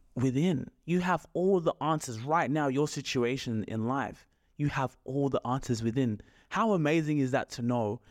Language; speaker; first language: English; native; English